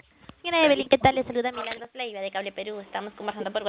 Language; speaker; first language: Spanish; native; Spanish